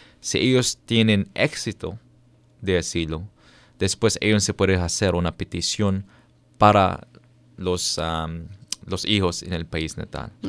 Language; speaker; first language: Spanish; non-native, fluent; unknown